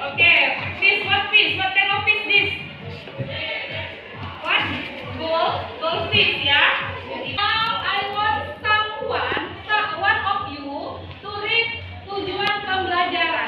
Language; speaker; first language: English; non-native, fluent; Indonesian